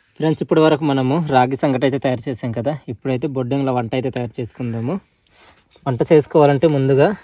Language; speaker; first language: Telugu; native; Telugu